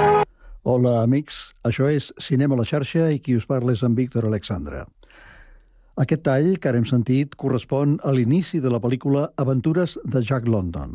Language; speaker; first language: Catalan; native; Catalan